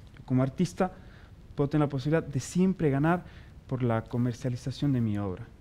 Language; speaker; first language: Spanish; native; Spanish